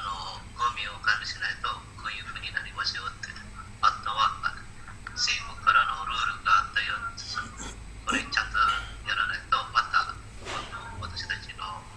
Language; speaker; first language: Japanese; non-native, learner; Indonesian